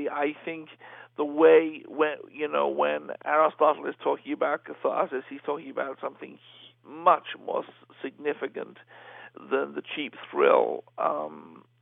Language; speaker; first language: English; native; English